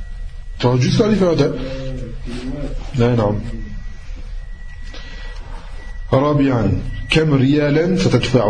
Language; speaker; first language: Arabic; non-native, fluent; French